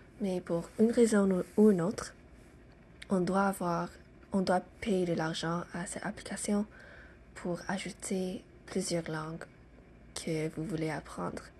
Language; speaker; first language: French; non-native, learner; English